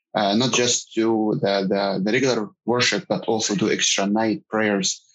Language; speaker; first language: English; non-native, fluent; Arabic